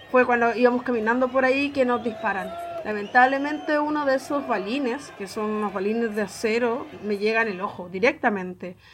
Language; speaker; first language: Spanish; native; Spanish